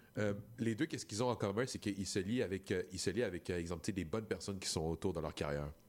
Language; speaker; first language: French; native; French